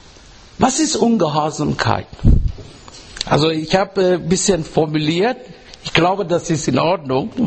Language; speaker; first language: German; non-native, learner; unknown